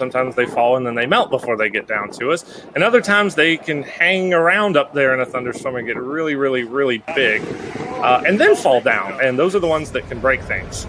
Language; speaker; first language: English; native; English